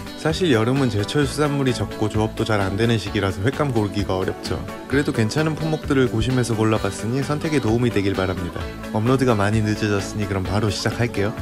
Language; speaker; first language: Korean; native; Korean